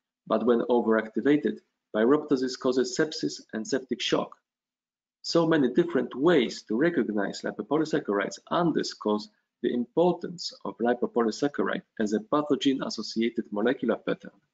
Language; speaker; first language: English; non-native, fluent; Polish